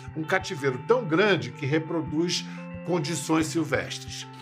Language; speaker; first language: Portuguese; native; Portuguese